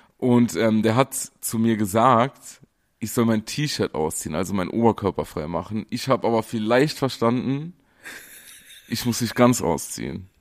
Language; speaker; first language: German; native; German